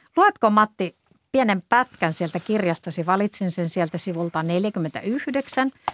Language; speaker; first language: Finnish; native; Finnish